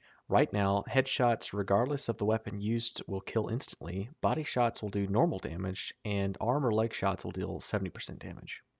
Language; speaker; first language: English; native; English